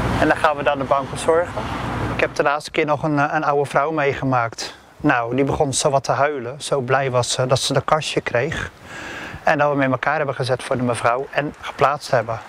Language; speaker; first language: Dutch; native; Dutch